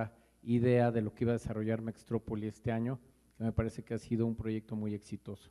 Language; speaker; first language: Spanish; native; Spanish